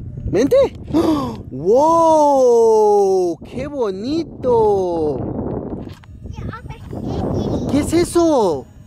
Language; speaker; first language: Spanish; early bilingual, heritage; Spanish